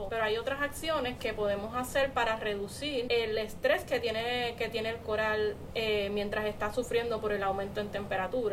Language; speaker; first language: Spanish; native; Spanish